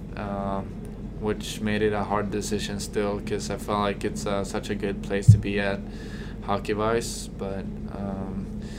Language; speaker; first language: English; non-native, fluent; Swedish